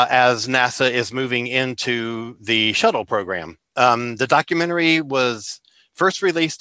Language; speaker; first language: English; native; English